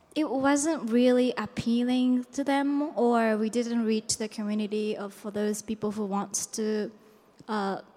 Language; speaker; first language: English; non-native, fluent; Japanese